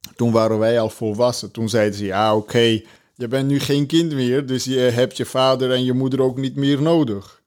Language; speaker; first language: Dutch; early bilingual, other home language; Armenian